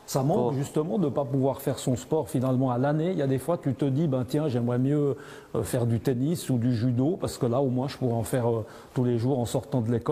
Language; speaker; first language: French; native; French